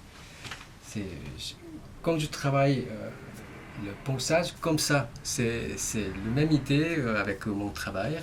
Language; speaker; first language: French; non-native, learner; Korean